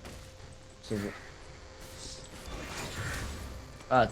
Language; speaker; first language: French; native; French